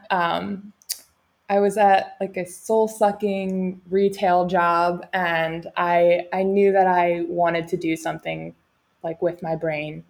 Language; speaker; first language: English; native; English